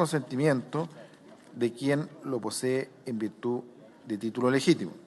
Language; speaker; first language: Spanish; native; Spanish